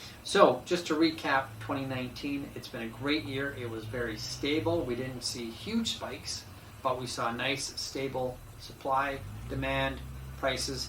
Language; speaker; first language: English; native; English